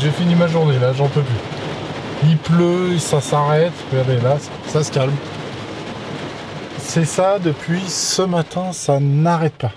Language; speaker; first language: French; native; French